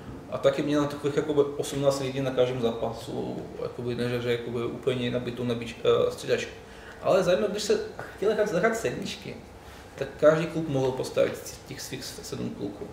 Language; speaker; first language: Czech; non-native, fluent; Russian